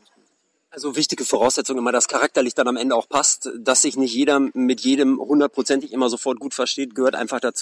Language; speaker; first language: German; native; German